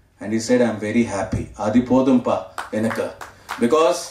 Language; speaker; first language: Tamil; non-native, learner; Telugu